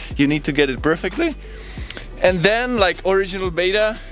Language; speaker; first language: English; non-native, fluent; Czech